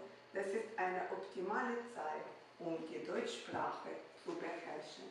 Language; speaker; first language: German; non-native, fluent; Ukrainian